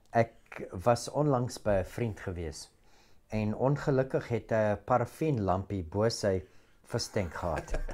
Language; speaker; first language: Afrikaans; non-native, local second language; English